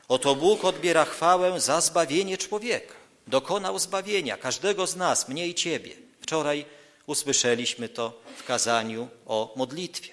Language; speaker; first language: Polish; native; Polish